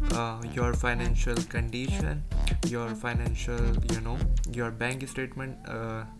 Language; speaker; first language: English; non-native, local second language; Urdu